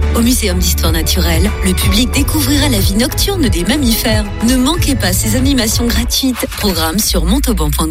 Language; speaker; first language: French; native; French